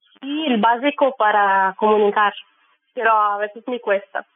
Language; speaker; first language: Spanish; non-native, learner; Russian